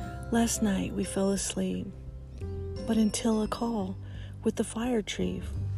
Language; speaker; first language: English; native; English